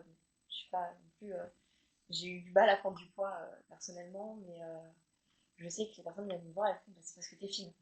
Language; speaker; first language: French; native; French